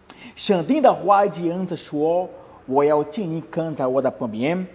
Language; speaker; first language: Chinese; non-native, fluent; Portuguese